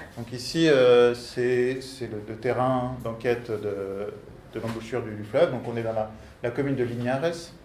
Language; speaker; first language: French; native; French